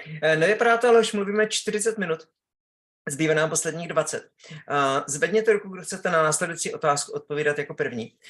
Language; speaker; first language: Czech; native; Czech